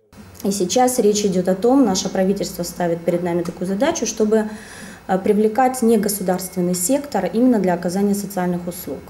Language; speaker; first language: Russian; native; Russian